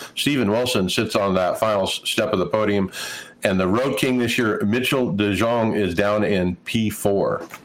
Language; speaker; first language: English; native; English